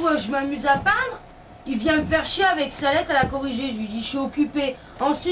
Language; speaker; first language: French; native; French